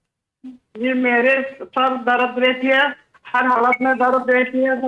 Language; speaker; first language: Hindi; non-native, learner; Bangla